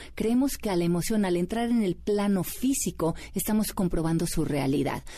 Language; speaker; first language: Spanish; native; Spanish